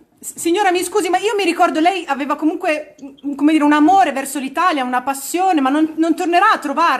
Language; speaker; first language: Italian; native; Italian